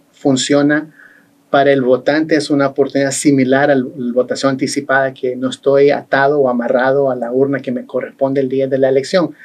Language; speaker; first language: Spanish; early bilingual, heritage; Spanish